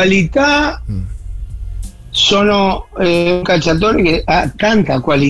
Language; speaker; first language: Italian; non-native, fluent; Spanish